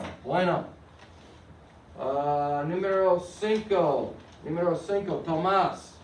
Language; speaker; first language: Spanish; non-native, fluent; English